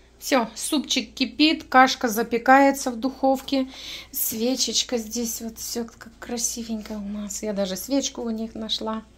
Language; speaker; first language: Russian; non-native, local second language; Ukrainian